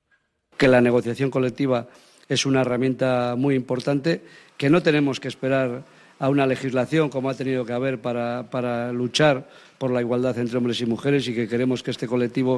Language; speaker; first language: Spanish; native; Spanish